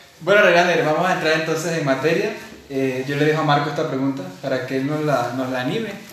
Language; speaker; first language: Spanish; native; Spanish